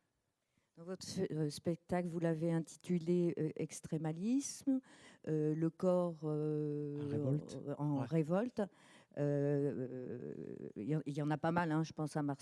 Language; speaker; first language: French; native; French